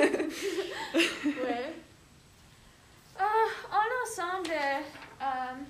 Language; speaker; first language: French; non-native, learner; English